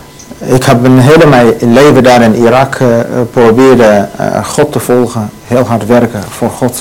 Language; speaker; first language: Dutch; non-native, learner; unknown